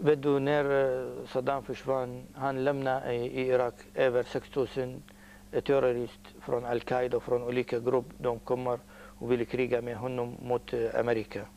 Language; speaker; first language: Swedish; non-native, learner; Arabic